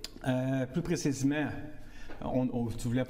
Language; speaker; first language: French; native; French